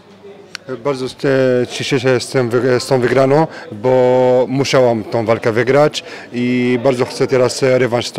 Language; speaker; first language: Polish; non-native, fluent; French